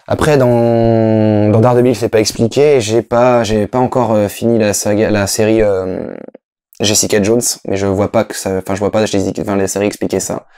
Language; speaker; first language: French; native; French